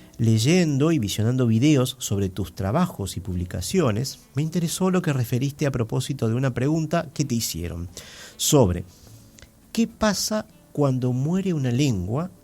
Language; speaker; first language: Spanish; native; Spanish